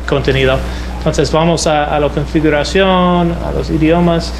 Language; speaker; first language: Spanish; non-native, fluent; English